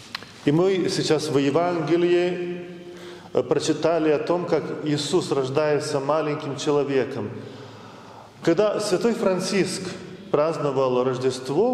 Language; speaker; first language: Russian; non-native, fluent; Lithuanian